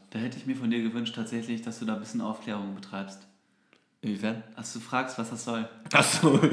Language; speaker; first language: German; early bilingual, other home language; Turkish